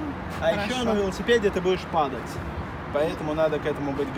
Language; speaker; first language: Russian; native; Russian